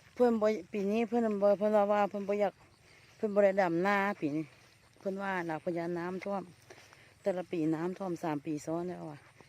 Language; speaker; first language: Thai; native; Thai